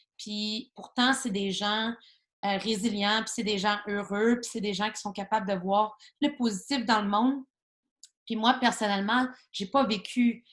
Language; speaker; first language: French; native; French